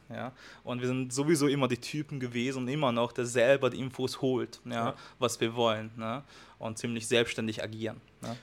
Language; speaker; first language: German; non-native, fluent; Hungarian